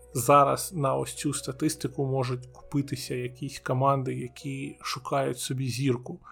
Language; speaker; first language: Ukrainian; non-native, local second language; Russian